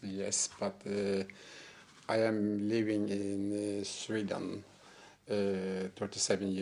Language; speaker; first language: English; non-native, learner; Turkish